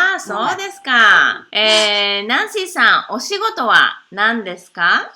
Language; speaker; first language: Japanese; native; Japanese